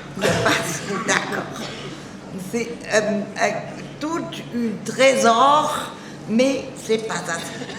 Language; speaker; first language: French; non-native, learner; German